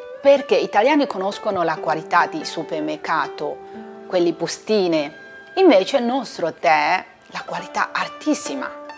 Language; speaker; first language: Italian; non-native, learner; Chinese